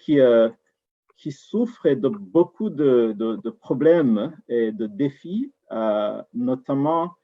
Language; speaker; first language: French; non-native, local second language; Rundi